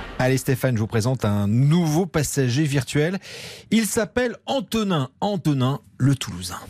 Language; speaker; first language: French; native; French